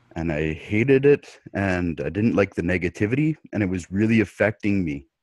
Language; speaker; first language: English; native; English